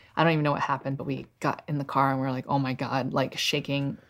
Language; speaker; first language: English; native; English